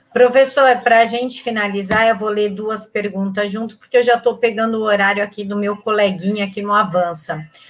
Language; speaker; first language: Portuguese; native; Portuguese